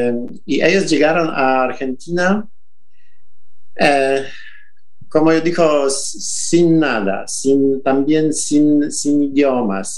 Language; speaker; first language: Spanish; non-native, fluent; Polish